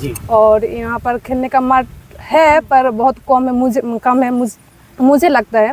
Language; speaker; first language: Hindi; non-native, local second language; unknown